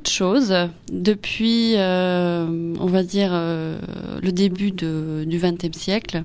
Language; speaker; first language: French; non-native, fluent; Spanish